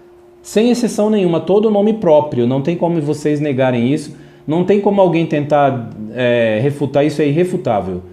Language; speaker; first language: Portuguese; native; Portuguese